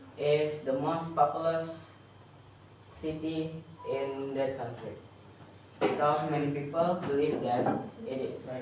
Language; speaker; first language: English; non-native, learner; Indonesian